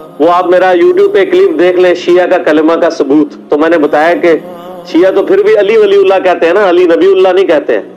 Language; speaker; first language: Urdu; non-native, local second language; Punjabi